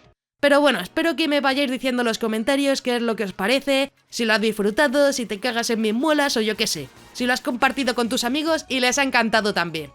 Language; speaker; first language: Spanish; native; Spanish